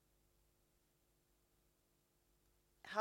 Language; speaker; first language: English; non-native, local second language; Cantonese